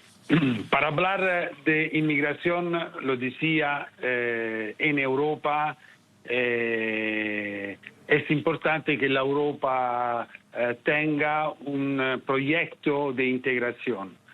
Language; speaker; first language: Spanish; non-native, fluent; Italian